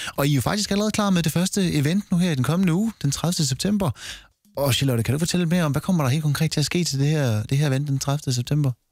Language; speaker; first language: Danish; native; Danish